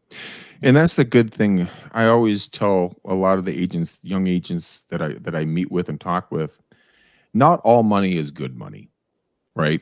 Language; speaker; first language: English; native; English